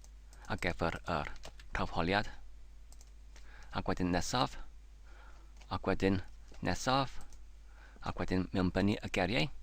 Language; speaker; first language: Welsh; non-native, learner; English